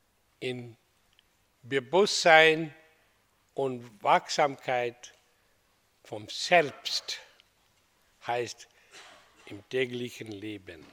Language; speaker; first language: German; non-native, learner; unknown